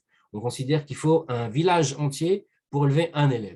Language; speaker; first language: French; native; French